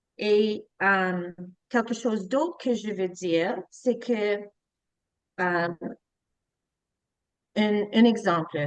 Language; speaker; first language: French; non-native, learner; English